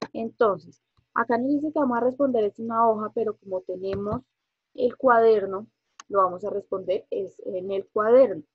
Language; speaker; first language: Spanish; native; Spanish